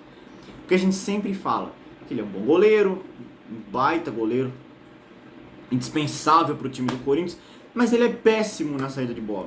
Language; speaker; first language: Portuguese; native; Portuguese